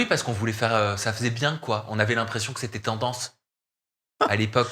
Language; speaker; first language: French; native; French